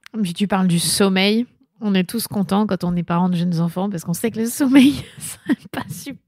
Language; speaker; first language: French; native; French